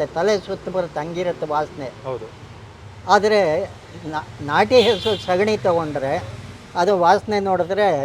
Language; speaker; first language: Kannada; non-native, local second language; Telugu